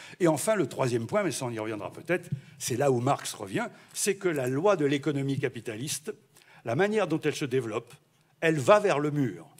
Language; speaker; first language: French; native; French